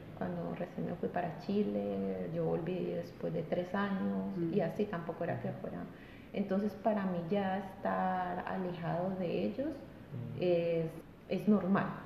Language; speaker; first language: Spanish; native; Spanish